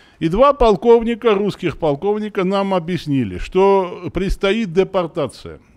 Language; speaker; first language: Russian; non-native, local second language; Armenian